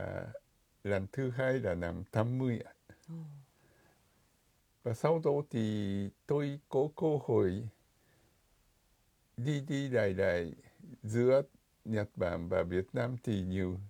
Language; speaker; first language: Vietnamese; non-native, fluent; Japanese